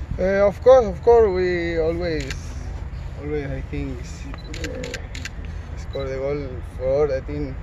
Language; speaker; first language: English; non-native, learner; Spanish